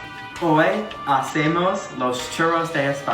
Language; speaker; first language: Spanish; non-native, learner; English